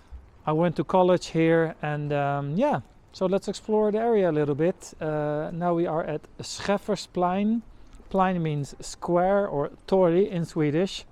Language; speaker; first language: English; non-native, fluent; Dutch